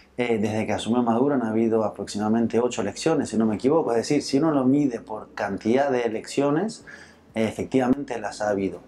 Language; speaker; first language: Spanish; early bilingual, heritage; Spanish